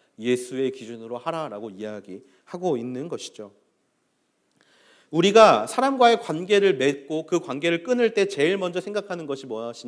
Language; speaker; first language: Korean; native; Korean